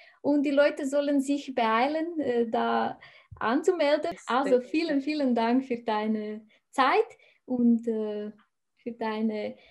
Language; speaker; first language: German; non-native, fluent; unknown